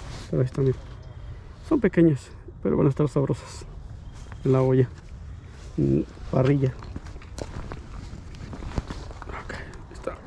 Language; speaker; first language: Spanish; early bilingual, heritage; Spanish